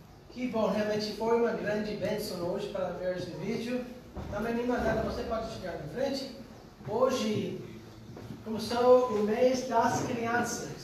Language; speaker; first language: Portuguese; non-native, fluent; English